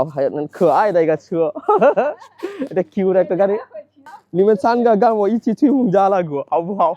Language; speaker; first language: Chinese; non-native, fluent; Bangla